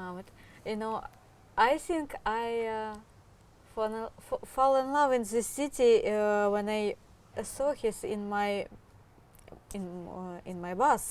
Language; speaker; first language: English; non-native, learner; Ukrainian